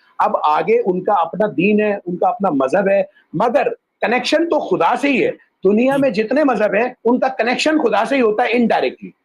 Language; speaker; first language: Urdu; native; Urdu